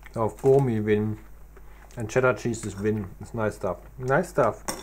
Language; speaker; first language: English; non-native, fluent; German